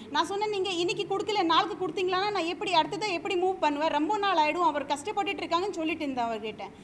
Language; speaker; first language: Tamil; non-native, local second language; Hindi